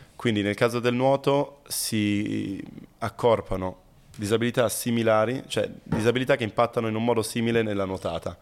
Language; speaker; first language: Italian; native; Italian